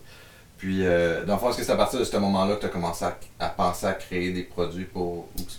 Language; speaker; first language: French; native; French